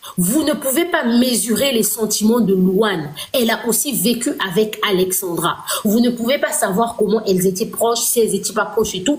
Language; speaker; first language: French; non-native, local second language; Lingala